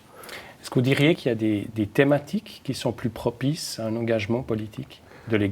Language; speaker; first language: French; native; French